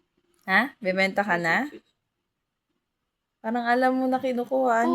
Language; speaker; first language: Filipino; native; Filipino